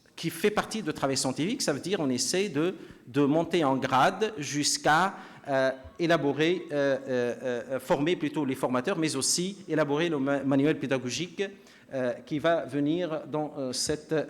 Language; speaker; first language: French; non-native, local second language; Arabic